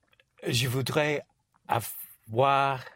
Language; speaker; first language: French; non-native, learner; English